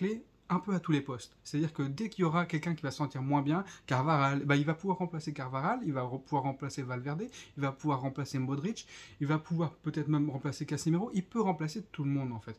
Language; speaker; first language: French; native; French